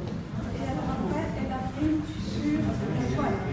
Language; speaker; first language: French; native; French